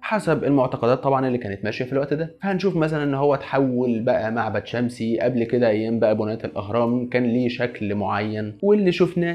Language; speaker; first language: Arabic; native; Arabic